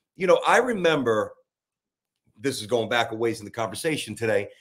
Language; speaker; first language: English; native; English